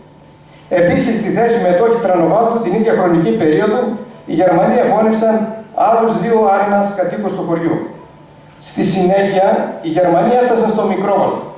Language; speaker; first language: Greek; native; Greek